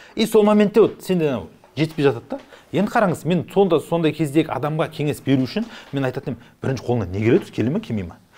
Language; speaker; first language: Kazakh; native; Kazakh